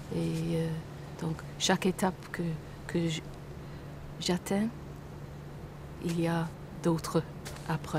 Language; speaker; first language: French; non-native, fluent; English